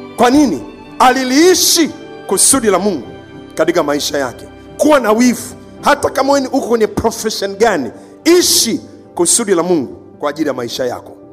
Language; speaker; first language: Swahili; non-native, local second language; Masai